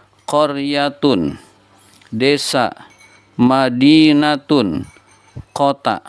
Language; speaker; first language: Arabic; non-native, fluent; Indonesian